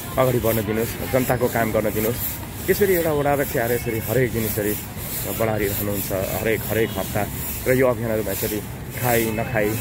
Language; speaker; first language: Nepali; native; Nepali